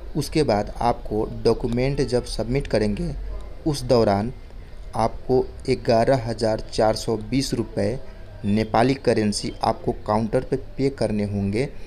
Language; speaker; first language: Hindi; native; Hindi